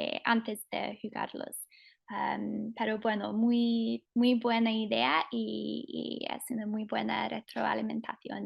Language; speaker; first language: Spanish; non-native, fluent; English